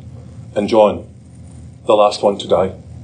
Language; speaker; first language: English; native; English